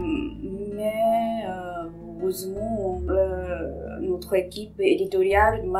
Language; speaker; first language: French; non-native, fluent; Japanese